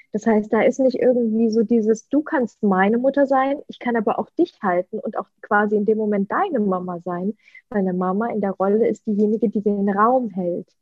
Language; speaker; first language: German; early bilingual, other home language; Russian